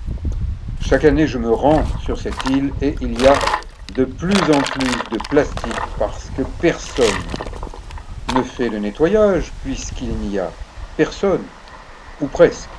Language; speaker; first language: French; native; French